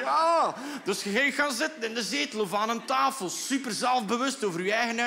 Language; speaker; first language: Dutch; native; Dutch